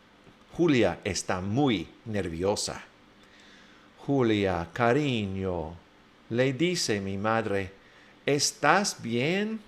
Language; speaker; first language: Spanish; non-native, fluent; English